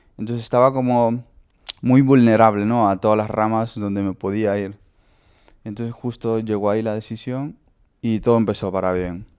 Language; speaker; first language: Spanish; native; Spanish